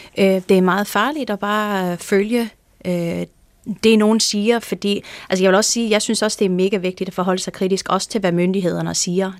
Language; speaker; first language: Danish; non-native, fluent; English